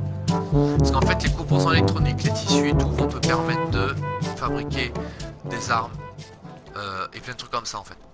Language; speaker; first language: French; native; French